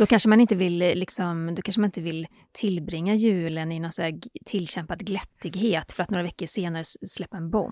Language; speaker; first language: Swedish; native; Swedish